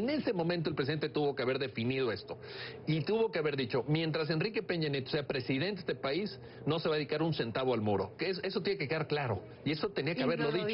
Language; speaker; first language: Spanish; native; Spanish